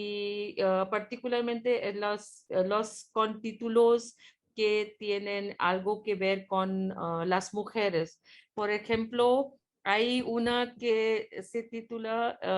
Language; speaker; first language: Spanish; non-native, fluent; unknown